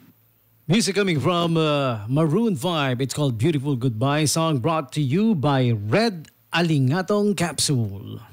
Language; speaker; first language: English; non-native, local second language; Filipino